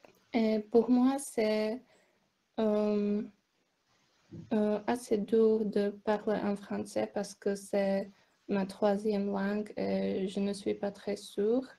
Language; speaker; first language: French; non-native, learner; Slovak